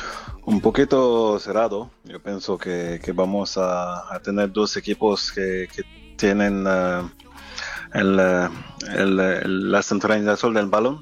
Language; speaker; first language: Spanish; non-native, fluent; French